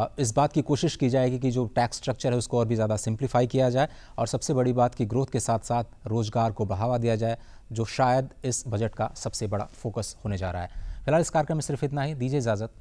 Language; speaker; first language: Hindi; native; Hindi